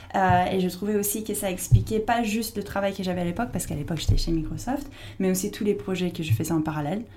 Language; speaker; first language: French; non-native, fluent; English